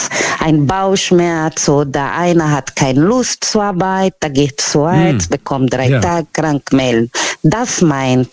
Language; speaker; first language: German; non-native, learner; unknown